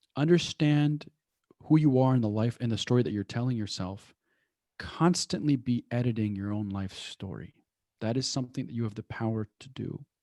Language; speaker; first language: English; early bilingual, other home language; Persian